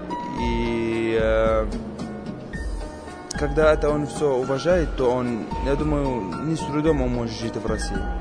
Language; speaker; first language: Russian; non-native, fluent; Arabic